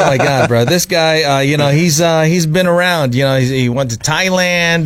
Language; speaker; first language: English; non-native, local second language; Filipino